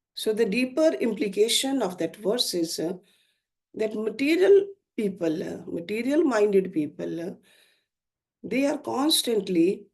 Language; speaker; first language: English; non-native, local second language; Hindi